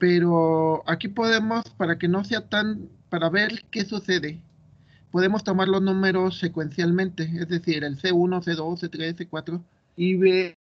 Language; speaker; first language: Spanish; native; Spanish